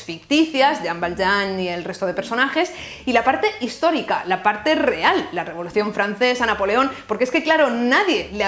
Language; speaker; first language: Spanish; native; Spanish